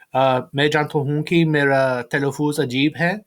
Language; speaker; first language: Urdu; non-native, learner; English